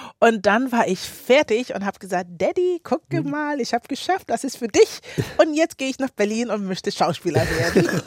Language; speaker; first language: German; early bilingual, other home language; Akan